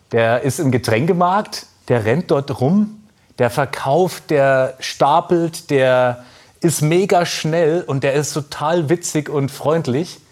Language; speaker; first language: German; native; German